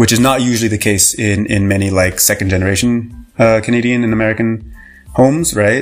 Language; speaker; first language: English; native; English